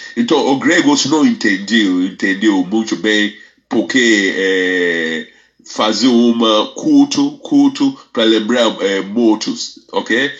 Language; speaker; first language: Portuguese; non-native, fluent; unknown